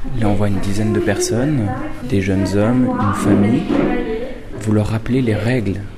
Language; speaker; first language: French; native; French